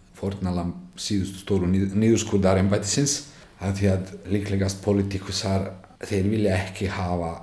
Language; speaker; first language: Icelandic; non-native, fluent; Bosnian